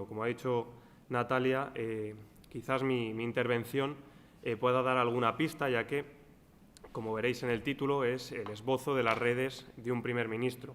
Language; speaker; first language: Spanish; native; Spanish